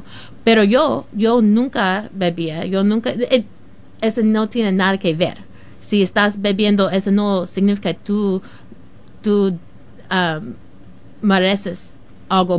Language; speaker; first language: Spanish; non-native, learner; English